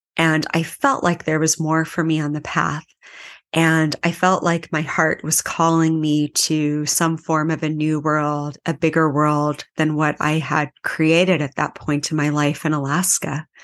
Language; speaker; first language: English; native; English